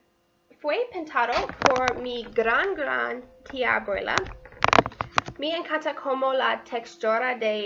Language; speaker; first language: Spanish; non-native, learner; English